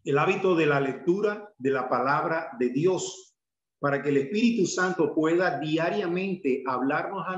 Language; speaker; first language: Spanish; native; Spanish